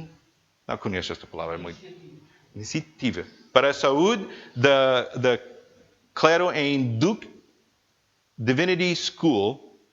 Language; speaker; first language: Portuguese; non-native, learner; English